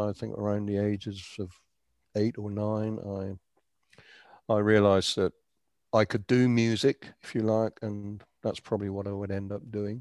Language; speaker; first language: English; native; English